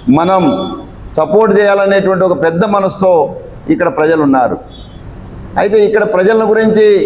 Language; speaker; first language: Telugu; native; Telugu